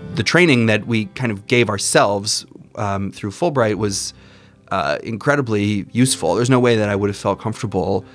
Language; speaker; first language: English; native; English